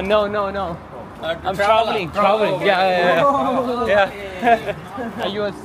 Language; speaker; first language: English; non-native, learner; Thai